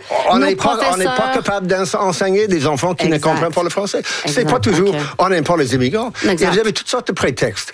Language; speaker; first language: French; native; French